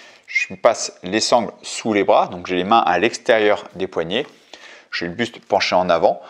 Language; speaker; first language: French; native; French